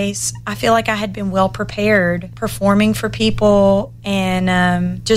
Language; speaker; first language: English; native; English